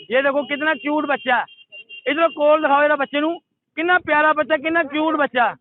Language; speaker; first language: Hindi; non-native, local second language; Punjabi